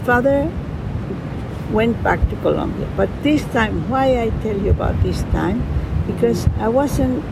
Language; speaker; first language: English; non-native, fluent; Spanish